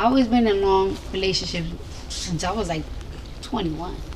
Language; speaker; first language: English; native; English